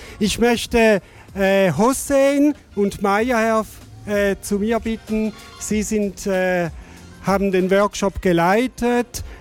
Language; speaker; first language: German; native; German